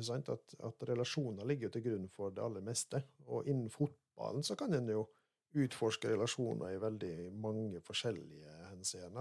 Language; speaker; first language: Norwegian; native; Norwegian